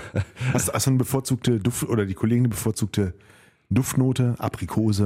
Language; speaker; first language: German; native; German